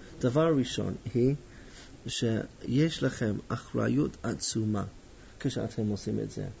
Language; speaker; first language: Hebrew; non-native, fluent; English